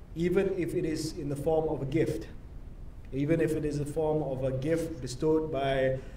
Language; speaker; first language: English; non-native, local second language; Malay